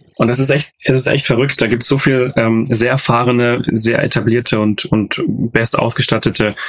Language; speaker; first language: German; native; German